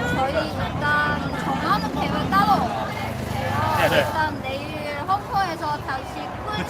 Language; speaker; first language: Korean; non-native, learner; Cantonese